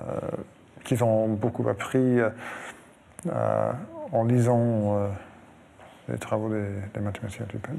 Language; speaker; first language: French; non-native, fluent; English